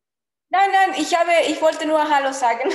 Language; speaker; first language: German; non-native, fluent; Spanish